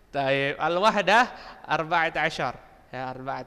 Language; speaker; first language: Arabic; non-native, fluent; Indonesian